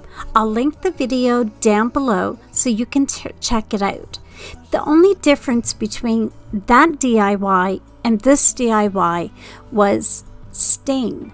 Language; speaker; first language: English; native; English